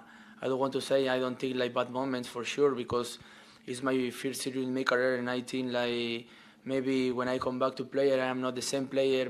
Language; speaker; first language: English; non-native, learner; Spanish